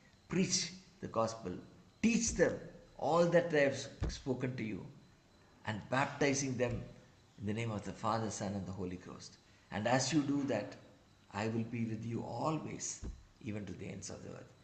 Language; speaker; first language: English; non-native, local second language; Tamil